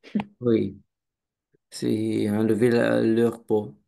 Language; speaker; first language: French; non-native, learner; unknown